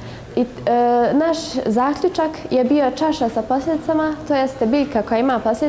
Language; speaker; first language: Bosnian; native; Bosnian